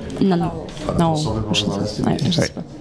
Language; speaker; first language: French; non-native, fluent; Polish